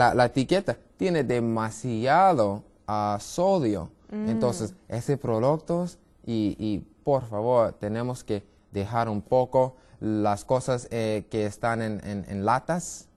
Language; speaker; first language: Spanish; non-native, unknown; English